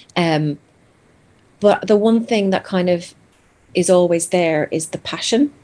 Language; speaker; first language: English; non-native, fluent; Greek